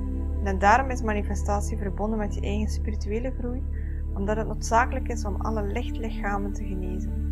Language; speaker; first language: Dutch; native; Dutch